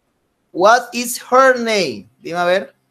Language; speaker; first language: English; non-native, fluent; Spanish